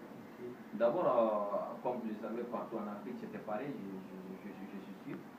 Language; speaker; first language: French; non-native, local second language; Bambara